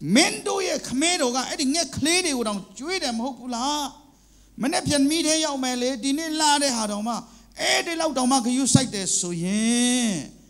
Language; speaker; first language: Burmese; non-native, local second language; Kachin